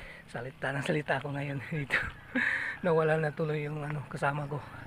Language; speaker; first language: Filipino; non-native, local second language; Cebuano